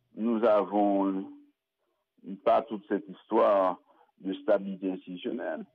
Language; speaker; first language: French; non-native, local second language; Haitian Creole